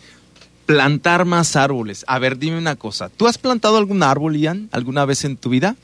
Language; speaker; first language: Spanish; native; Spanish